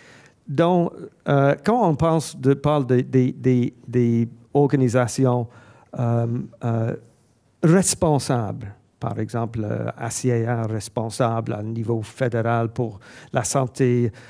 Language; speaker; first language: French; non-native, fluent; English